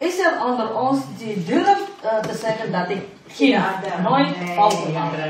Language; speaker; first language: Dutch; non-native, fluent; Indonesian